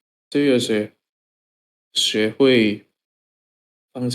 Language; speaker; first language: Chinese; non-native, learner; Indonesian